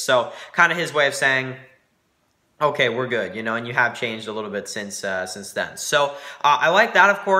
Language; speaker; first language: English; native; English